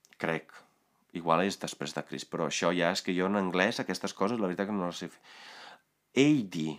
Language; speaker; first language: Catalan; non-native, fluent; Italian